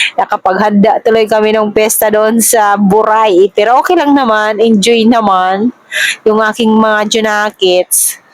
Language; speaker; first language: Filipino; non-native, local second language; Cebuano